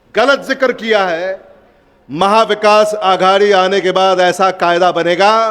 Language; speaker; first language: Hindi; non-native, local second language; Marathi